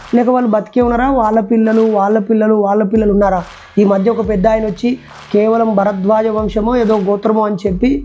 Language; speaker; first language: Telugu; native; Telugu